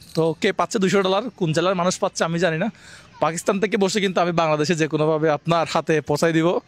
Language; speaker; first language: Bangla; native; Bangla